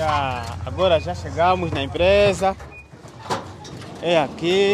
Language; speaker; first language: Portuguese; non-native, learner; Vietnamese